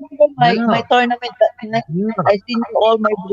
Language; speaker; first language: English; non-native, local second language; Filipino